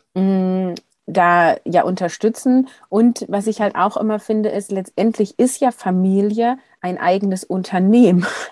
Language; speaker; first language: German; native; German